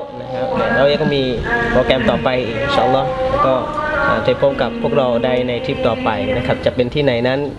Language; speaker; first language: Thai; native; Thai